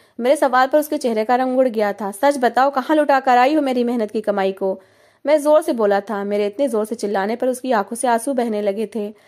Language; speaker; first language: Hindi; native; Hindi